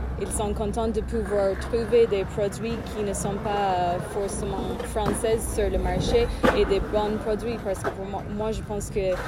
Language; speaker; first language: French; non-native, fluent; English